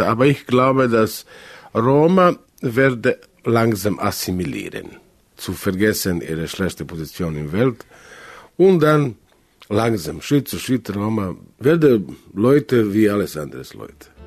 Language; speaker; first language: German; non-native, learner; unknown